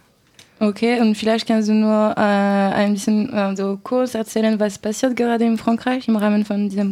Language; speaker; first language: German; non-native, learner; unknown